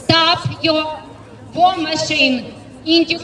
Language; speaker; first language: English; non-native, fluent; Ukrainian